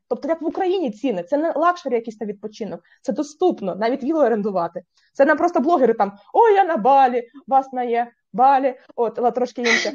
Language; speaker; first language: Ukrainian; native; Ukrainian